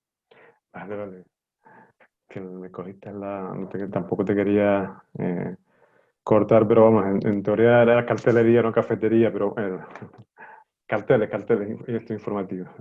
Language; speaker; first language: Spanish; native; Spanish